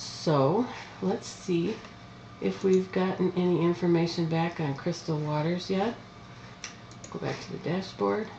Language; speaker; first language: English; native; English